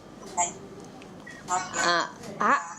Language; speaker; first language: English; non-native, learner; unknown